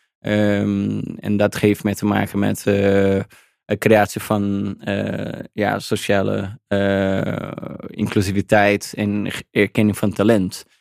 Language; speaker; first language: Dutch; non-native, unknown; Portuguese